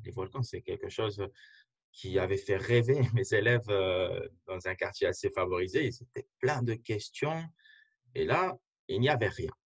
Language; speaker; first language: French; non-native, local second language; Arabic